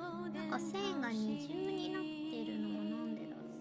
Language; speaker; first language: Japanese; native; Japanese